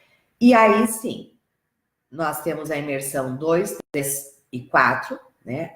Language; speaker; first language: Portuguese; native; Portuguese